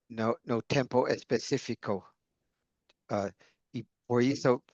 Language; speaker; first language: Portuguese; non-native, learner; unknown